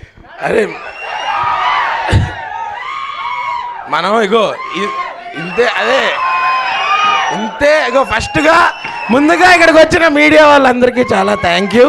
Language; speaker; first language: Telugu; native; Telugu